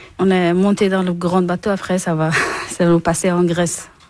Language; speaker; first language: French; non-native, learner; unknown